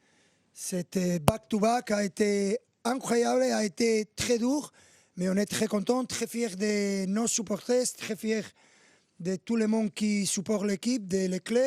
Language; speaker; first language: French; non-native, fluent; Spanish